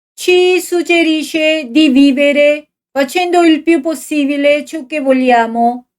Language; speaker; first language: Italian; non-native, fluent; Korean